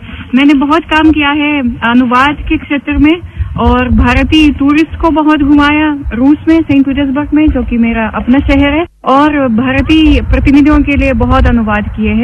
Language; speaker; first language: Hindi; non-native, fluent; Russian